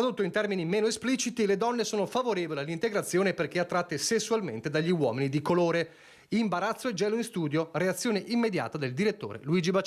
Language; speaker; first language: Italian; native; Italian